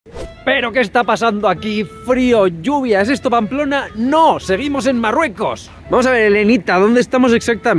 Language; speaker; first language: Spanish; native; Spanish